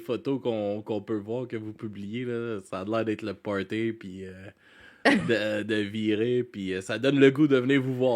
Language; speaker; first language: French; native; French